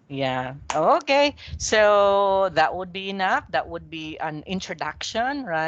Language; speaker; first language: English; non-native, local second language; Filipino